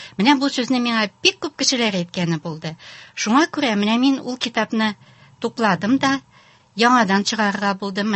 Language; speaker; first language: Tatar; native; Tatar